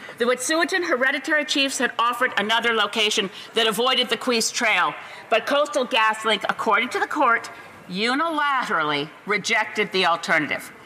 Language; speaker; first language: English; native; English